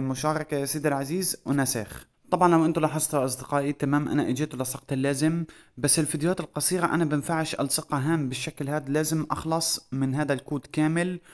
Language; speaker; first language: Arabic; native; Arabic